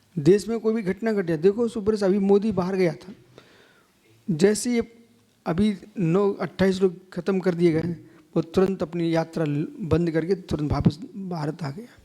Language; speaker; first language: Hindi; native; Hindi